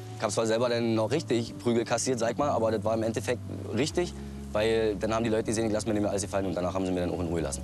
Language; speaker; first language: German; native; German